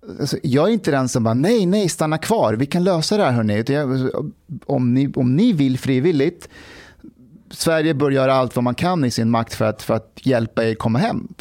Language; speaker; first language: Swedish; early bilingual, other home language; Persian